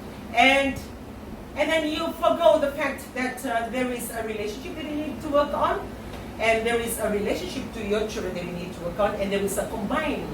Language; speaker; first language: English; non-native, local second language; Filipino